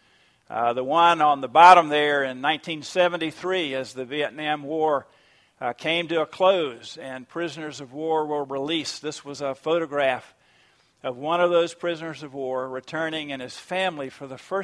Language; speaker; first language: English; native; English